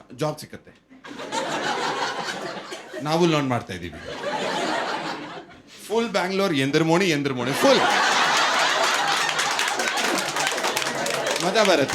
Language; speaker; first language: Kannada; non-native, learner; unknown